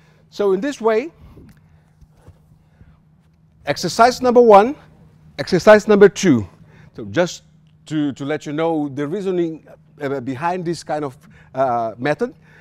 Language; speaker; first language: English; non-native, fluent; Portuguese